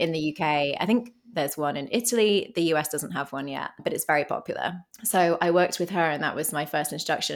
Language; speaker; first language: English; native; English